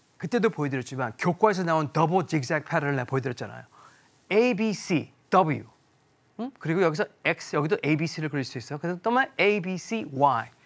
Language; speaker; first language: Korean; early bilingual, heritage; Korean